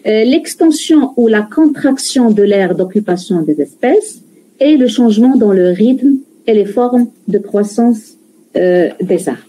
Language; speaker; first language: French; non-native, local second language; Arabic